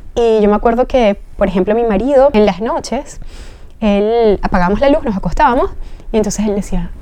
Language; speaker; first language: Spanish; native; Spanish